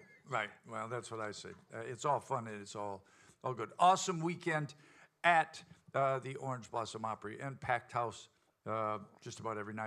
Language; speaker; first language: English; native; English